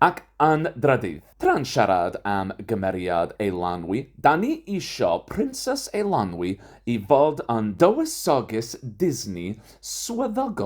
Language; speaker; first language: Welsh; non-native, fluent; English